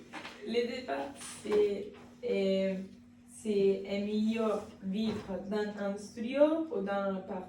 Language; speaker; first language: French; non-native, learner; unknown